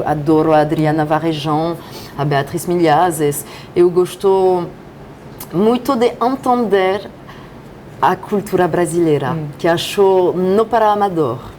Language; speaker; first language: Portuguese; non-native, fluent; French